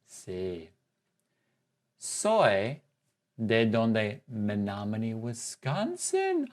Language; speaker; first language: Spanish; non-native, fluent; English